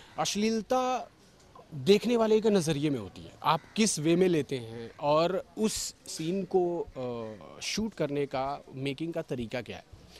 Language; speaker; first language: Hindi; non-native, local second language; Bhojpuri